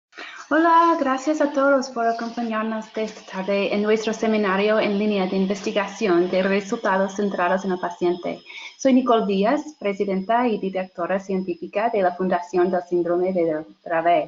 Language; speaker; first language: Spanish; non-native, fluent; English